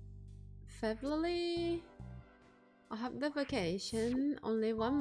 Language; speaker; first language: English; non-native, learner; Japanese